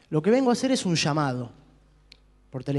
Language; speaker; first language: Spanish; native; Spanish